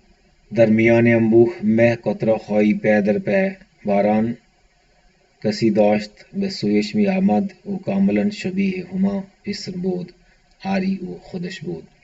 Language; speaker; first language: Persian; non-native, fluent; Urdu